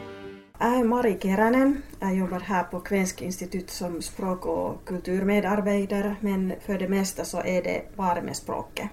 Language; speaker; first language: Norwegian; non-native, fluent; Finnish